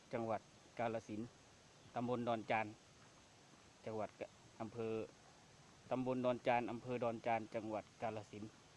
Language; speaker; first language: Thai; native; Thai